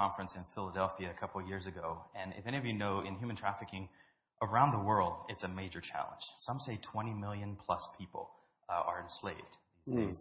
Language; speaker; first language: English; native; English